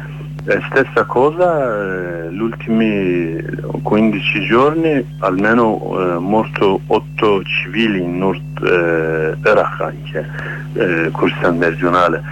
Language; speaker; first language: Italian; non-native, learner; Kurdish